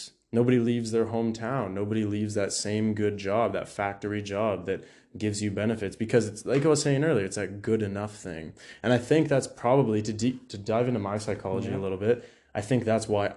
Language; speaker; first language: English; native; English